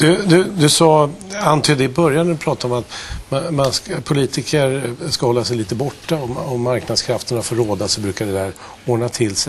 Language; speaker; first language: Swedish; native; Swedish